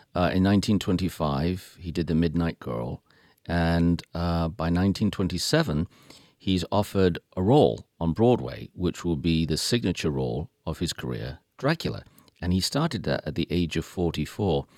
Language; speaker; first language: English; native; English